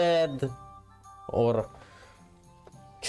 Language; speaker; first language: English; non-native, learner; Russian